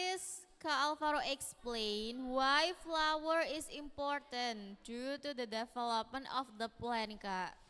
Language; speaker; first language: English; non-native, learner; Indonesian